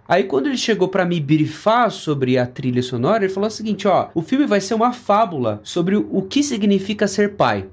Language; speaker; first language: Portuguese; native; Portuguese